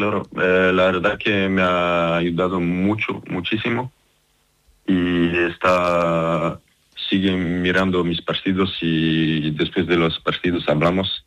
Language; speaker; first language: Spanish; non-native, fluent; French